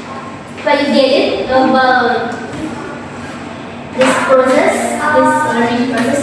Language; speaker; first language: English; non-native, learner; Indonesian